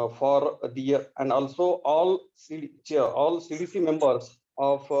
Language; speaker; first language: English; non-native, local second language; Marathi